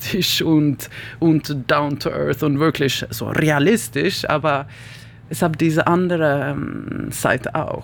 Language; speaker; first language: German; non-native, learner; Swedish